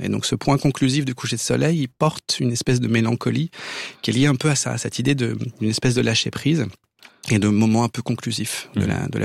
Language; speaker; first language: French; native; French